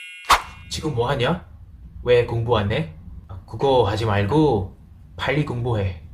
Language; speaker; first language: Korean; non-native, fluent; Filipino